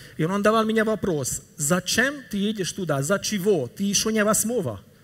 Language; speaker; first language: Russian; non-native, learner; Hungarian